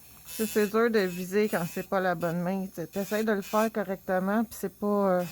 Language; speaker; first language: French; native; French